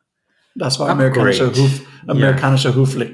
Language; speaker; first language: German; non-native, fluent; English